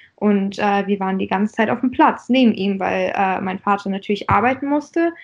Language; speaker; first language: German; early bilingual, other home language; Russian